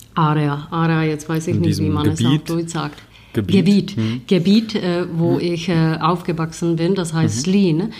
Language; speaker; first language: German; non-native, fluent; Czech